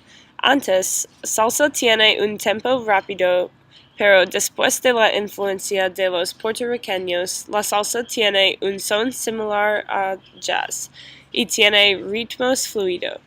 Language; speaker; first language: Spanish; non-native, learner; English